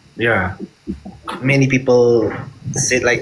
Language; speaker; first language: English; non-native, learner; Indonesian